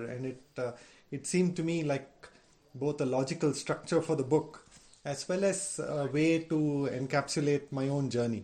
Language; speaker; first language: English; non-native, local second language; Tamil